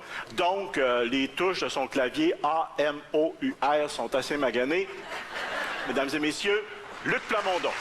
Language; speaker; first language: French; native; French